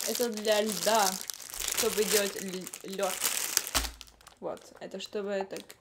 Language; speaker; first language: Russian; early bilingual, heritage; Russian